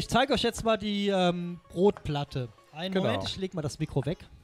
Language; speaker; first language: German; native; German